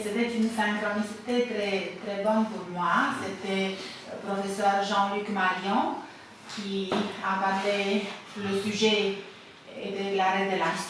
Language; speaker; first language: French; non-native, fluent; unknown